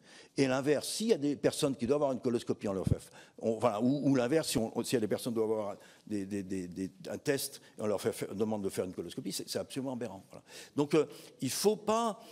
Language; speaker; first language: French; native; French